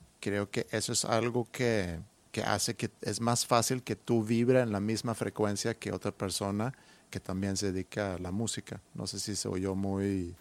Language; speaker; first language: Spanish; non-native, fluent; Swedish